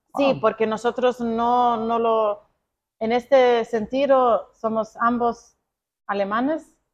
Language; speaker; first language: Spanish; non-native, fluent; Croatian